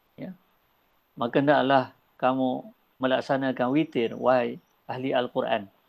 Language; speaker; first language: Malay; native; Malay